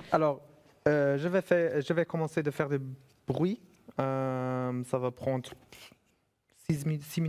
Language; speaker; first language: French; non-native, fluent; German